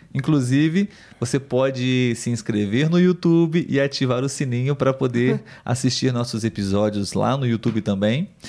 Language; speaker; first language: Portuguese; native; Portuguese